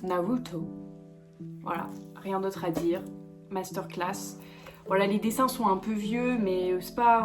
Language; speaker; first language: French; native; French